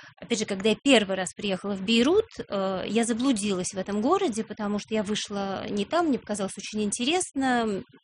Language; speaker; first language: Russian; native; Russian